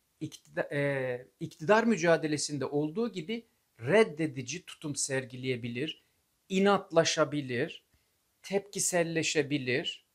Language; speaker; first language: Turkish; native; Turkish